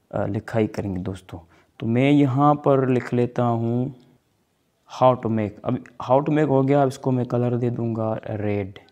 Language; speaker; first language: Urdu; non-native, local second language; Sindhi